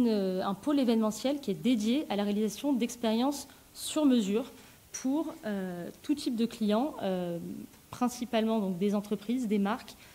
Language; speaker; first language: French; native; French